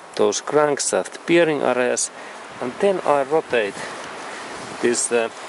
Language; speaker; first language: English; non-native, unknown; Finnish